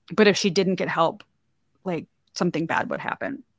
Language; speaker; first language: English; native; English